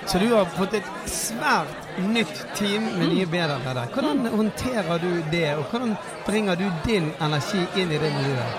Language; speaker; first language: Norwegian; native; Norwegian